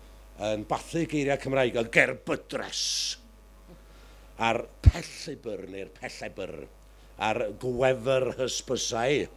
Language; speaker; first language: Welsh; native; Welsh